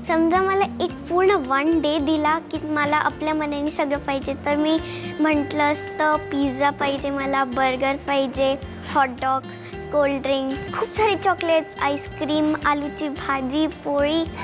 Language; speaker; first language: Marathi; native; Marathi